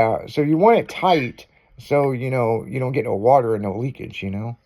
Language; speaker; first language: English; native; English